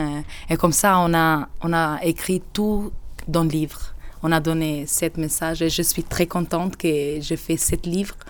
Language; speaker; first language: French; non-native, learner; Albanian